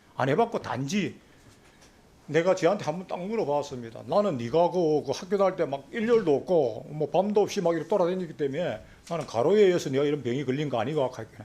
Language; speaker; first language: Korean; native; Korean